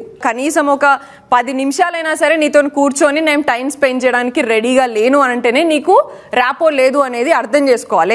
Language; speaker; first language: Telugu; native; Telugu